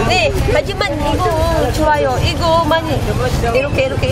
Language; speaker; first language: Korean; non-native, learner; Filipino